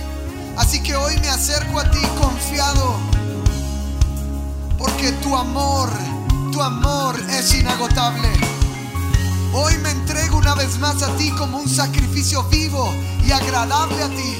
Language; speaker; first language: Spanish; native; Spanish